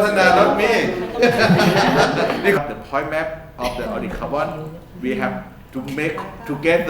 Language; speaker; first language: English; non-native, learner; Thai